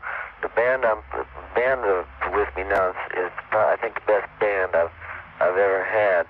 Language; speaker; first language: English; native; English